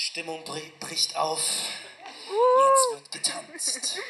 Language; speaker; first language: German; native; German